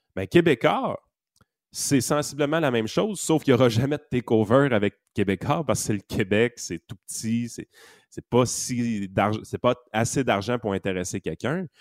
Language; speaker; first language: French; native; French